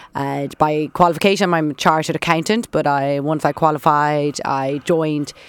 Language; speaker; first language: English; native; English